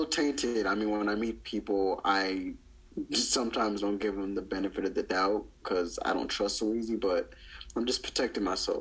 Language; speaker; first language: English; native; English